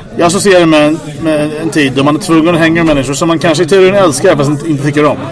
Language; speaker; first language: Swedish; native; Swedish